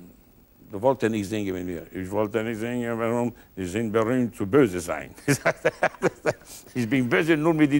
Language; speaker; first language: German; non-native, learner; Italian